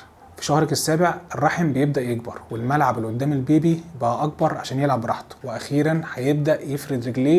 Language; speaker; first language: Arabic; native; Arabic